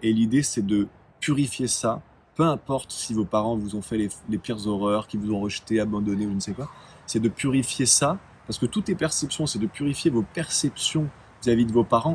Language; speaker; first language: French; native; French